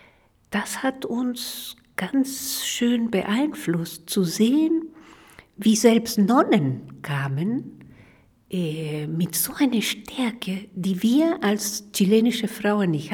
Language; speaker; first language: German; non-native, fluent; Spanish